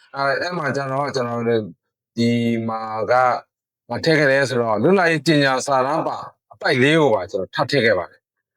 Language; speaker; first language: Burmese; non-native, local second language; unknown